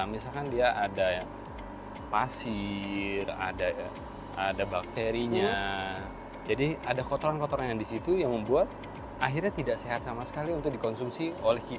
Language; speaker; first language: Indonesian; native; Indonesian